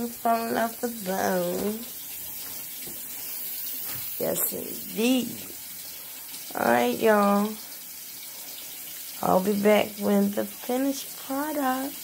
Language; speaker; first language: English; native; English